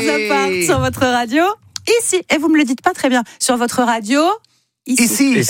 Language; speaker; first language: French; native; French